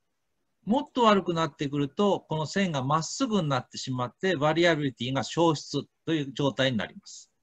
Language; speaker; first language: Japanese; native; Japanese